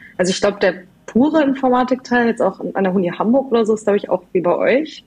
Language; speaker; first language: German; native; German